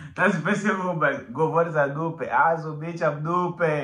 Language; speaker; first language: Bulgarian; non-native, learner; Portuguese